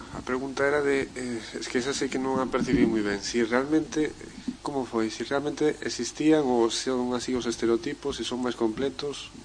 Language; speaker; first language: Galician; non-native, local second language; Spanish